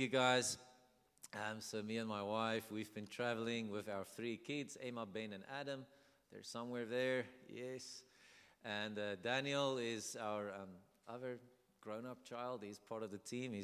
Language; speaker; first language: English; non-native, local second language; Afrikaans